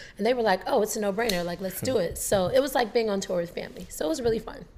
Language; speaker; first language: English; native; English